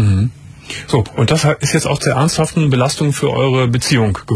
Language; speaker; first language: German; native; German